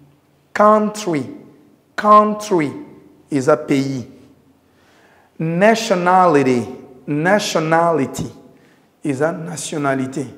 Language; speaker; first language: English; non-native, fluent; Lingala